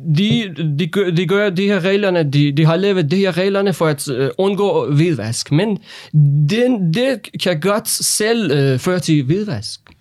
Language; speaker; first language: Danish; non-native, learner; Persian